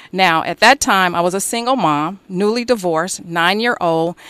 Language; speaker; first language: English; native; English